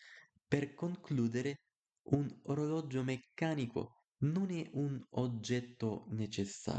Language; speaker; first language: Italian; non-native, learner; Bulgarian